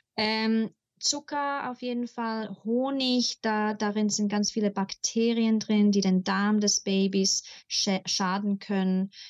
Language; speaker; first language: German; early bilingual, heritage; German